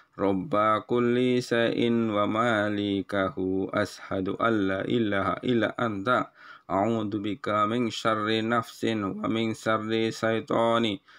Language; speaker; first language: Arabic; non-native, learner; Indonesian